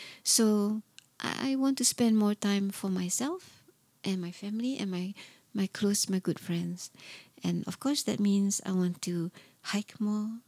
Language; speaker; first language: English; non-native, local second language; Malay